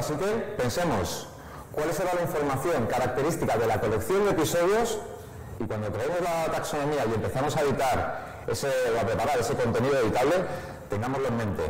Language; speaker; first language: Spanish; native; Spanish